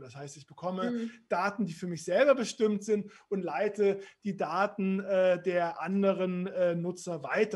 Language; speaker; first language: German; native; German